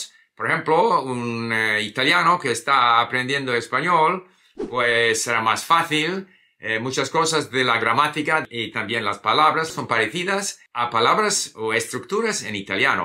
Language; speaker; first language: Spanish; non-native, fluent; English